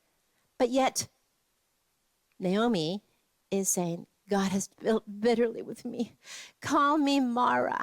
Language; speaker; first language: English; native; English